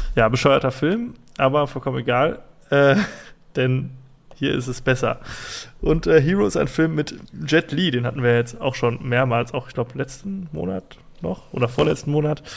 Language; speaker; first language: German; native; German